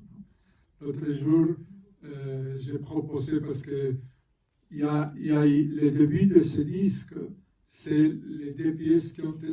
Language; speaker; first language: French; non-native, fluent; Spanish